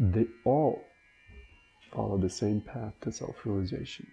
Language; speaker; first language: English; non-native, local second language; Hindi